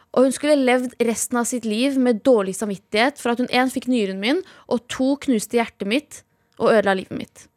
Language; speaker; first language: Norwegian; early bilingual, other home language; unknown